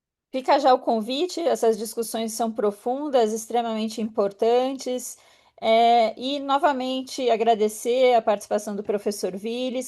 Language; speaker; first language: Portuguese; native; Portuguese